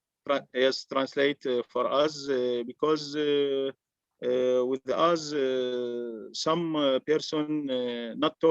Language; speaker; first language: English; non-native, learner; Arabic